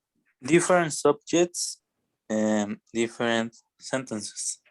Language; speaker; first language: English; non-native, learner; Spanish